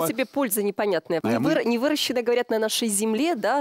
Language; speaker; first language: Russian; native; Russian